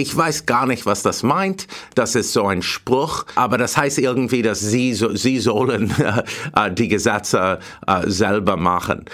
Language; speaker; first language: German; non-native, learner; English